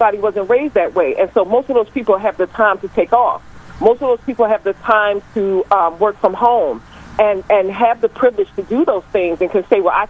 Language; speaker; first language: English; native; English